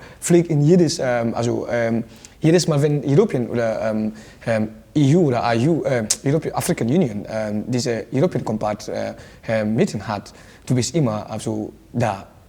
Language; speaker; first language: German; non-native, learner; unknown